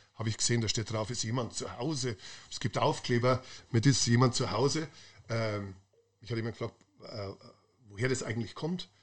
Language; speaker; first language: German; native; German